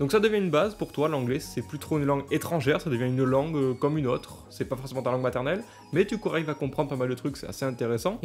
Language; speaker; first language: French; native; French